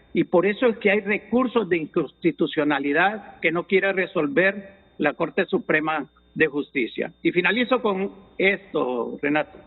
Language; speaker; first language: Spanish; native; Spanish